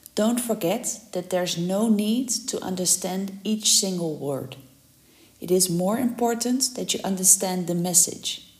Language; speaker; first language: English; non-native, fluent; Dutch